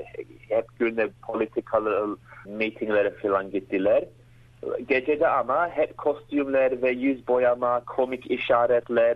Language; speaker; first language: Turkish; early bilingual, heritage; Turkish